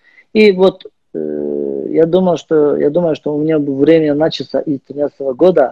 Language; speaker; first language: Russian; non-native, learner; Azerbaijani